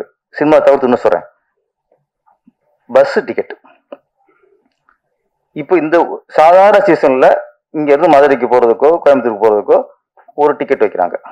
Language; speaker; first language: Tamil; native; Tamil